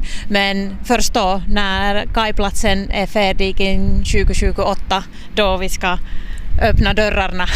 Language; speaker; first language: Swedish; non-native, local second language; Finnish